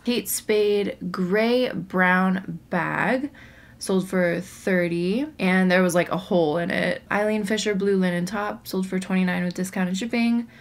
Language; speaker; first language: English; native; English